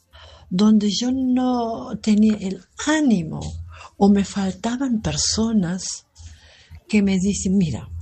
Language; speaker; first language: Spanish; non-native, fluent; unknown